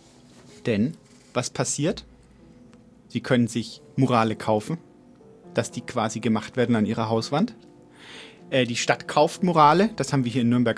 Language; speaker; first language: German; native; German